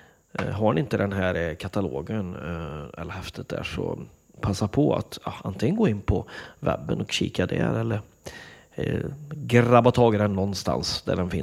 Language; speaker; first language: Swedish; native; Swedish